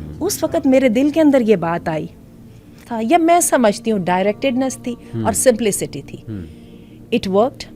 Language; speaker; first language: Urdu; native; Urdu